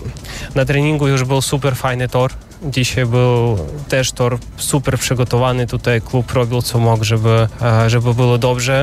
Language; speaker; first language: Polish; non-native, fluent; Russian